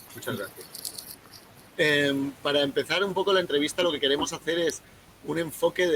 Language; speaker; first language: Spanish; native; Spanish